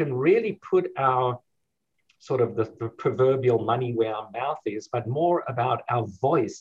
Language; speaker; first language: English; native; English